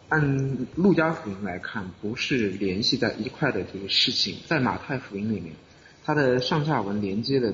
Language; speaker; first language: Chinese; native; Chinese